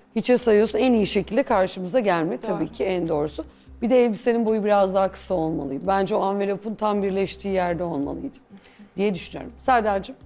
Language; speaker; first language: Turkish; native; Turkish